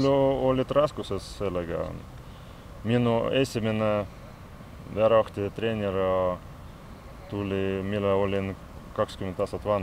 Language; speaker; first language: Estonian; non-native, local second language; Russian